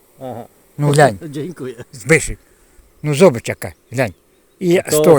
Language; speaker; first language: Polish; non-native, learner; Ukrainian